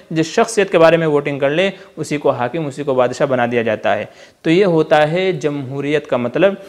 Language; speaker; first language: Urdu; native; Urdu